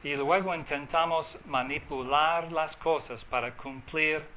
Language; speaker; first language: Spanish; non-native, fluent; English